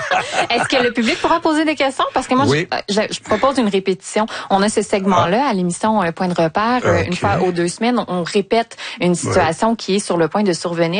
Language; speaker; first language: French; native; French